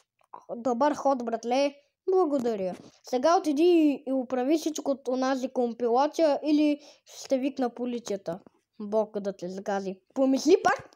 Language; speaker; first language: Bulgarian; native; Bulgarian